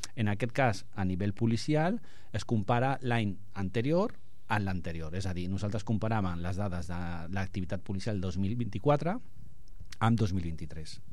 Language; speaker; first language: Catalan; non-native, local second language; Spanish